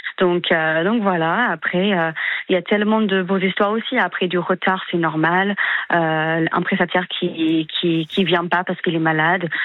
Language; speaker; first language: French; non-native, fluent; English